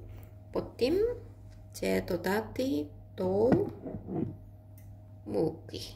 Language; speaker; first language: Ukrainian; non-native, learner; Korean